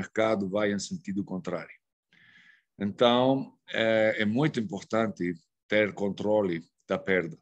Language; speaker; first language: Portuguese; non-native, fluent; Spanish